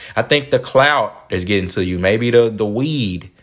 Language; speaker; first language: English; native; English